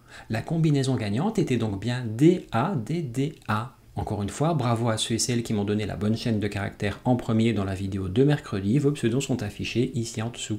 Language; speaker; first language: French; native; French